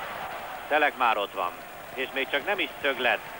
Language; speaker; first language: Hungarian; native; Hungarian